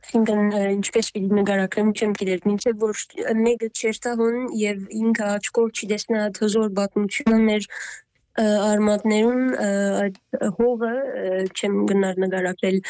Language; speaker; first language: Armenian; early bilingual, heritage; Armenian